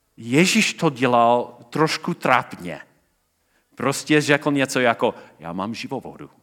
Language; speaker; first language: Czech; non-native, fluent; English